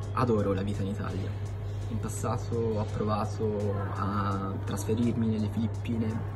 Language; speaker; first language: Italian; early bilingual, other home language; Iloko